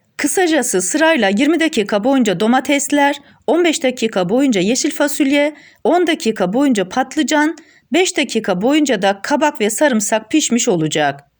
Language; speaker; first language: Turkish; native; Turkish